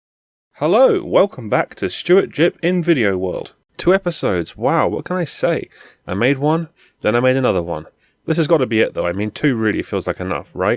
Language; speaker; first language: English; native; English